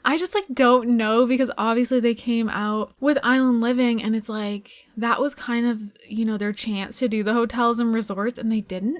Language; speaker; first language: English; native; English